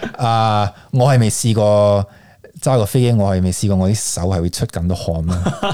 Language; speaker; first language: Cantonese; early bilingual, heritage; Cantonese